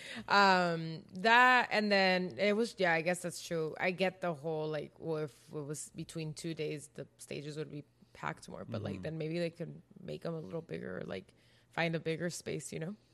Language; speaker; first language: English; early bilingual, other home language; Spanish